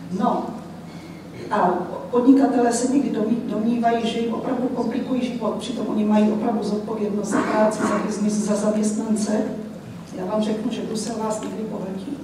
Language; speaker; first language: Czech; native; Czech